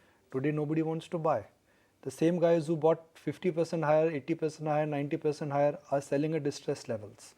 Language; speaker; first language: English; non-native, local second language; Hindi